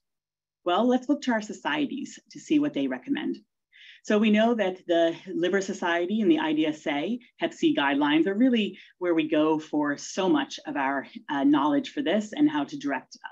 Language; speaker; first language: English; native; English